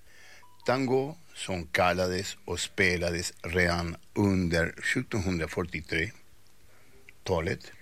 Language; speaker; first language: Swedish; non-native, fluent; Spanish